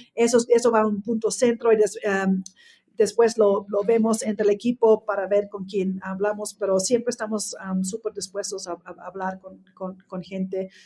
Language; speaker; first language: Spanish; non-native, fluent; English